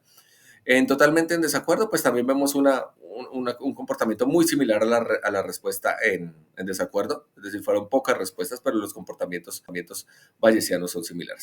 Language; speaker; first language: Spanish; native; Spanish